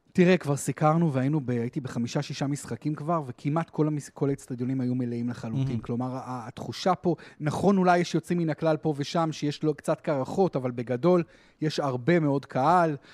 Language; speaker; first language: Hebrew; native; Hebrew